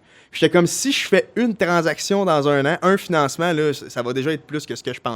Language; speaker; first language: French; native; French